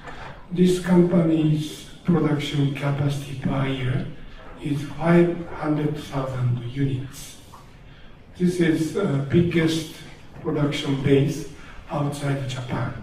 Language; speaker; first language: English; non-native, learner; Japanese